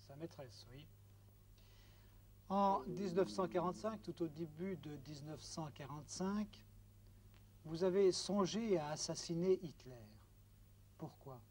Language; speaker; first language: French; native; French